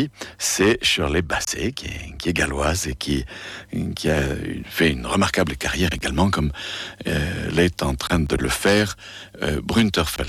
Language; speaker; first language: French; native; French